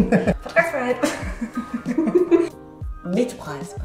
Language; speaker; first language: German; non-native, learner; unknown